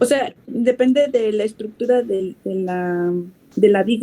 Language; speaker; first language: Spanish; native; Spanish